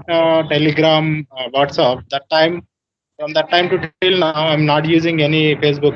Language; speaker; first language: English; non-native, learner; Telugu